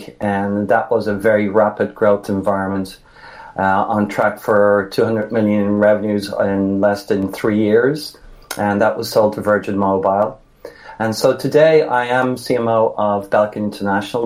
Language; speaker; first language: English; native; English